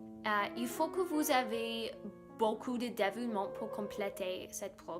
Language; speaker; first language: French; non-native, local second language; English